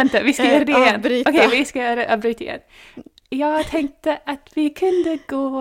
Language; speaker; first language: Swedish; non-native, fluent; English